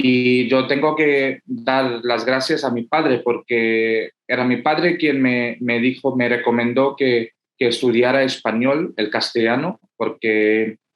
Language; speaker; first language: Spanish; non-native, fluent; Hindi